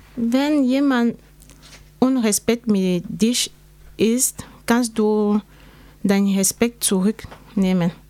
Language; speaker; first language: German; non-native, learner; French